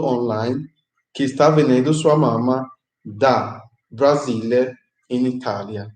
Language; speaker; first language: Italian; non-native, fluent; English